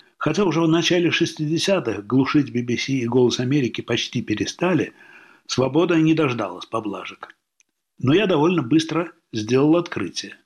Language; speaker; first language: Russian; native; Russian